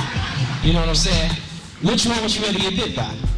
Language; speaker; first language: English; native; English